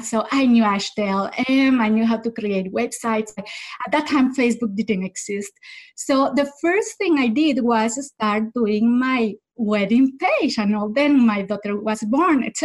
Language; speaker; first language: English; non-native, fluent; Spanish